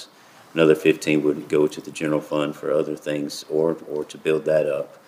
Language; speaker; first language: English; native; English